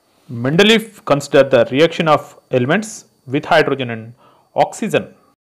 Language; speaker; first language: English; non-native, local second language; Telugu